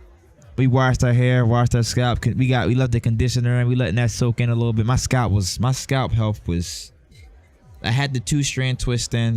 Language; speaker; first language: English; native; English